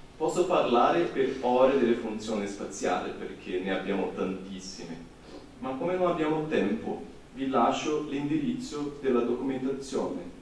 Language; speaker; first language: Italian; non-native, fluent; Portuguese